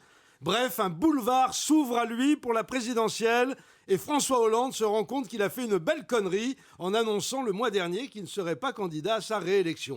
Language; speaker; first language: French; native; French